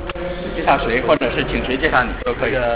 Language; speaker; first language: Chinese; native; Chinese